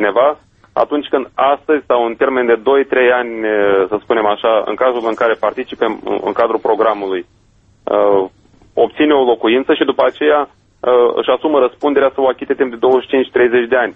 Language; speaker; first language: Romanian; native; Romanian